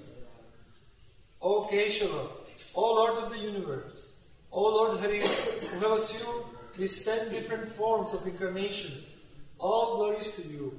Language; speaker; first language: English; non-native, local second language; Tamil